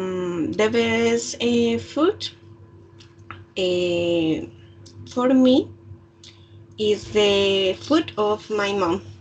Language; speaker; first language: English; non-native, learner; Spanish